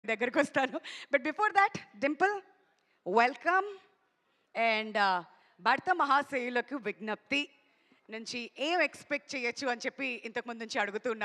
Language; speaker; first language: Telugu; native; Telugu